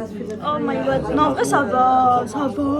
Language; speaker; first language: French; native; French